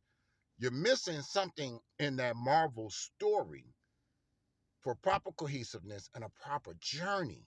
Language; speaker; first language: English; native; English